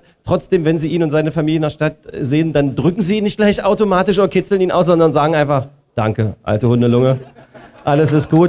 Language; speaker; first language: German; native; German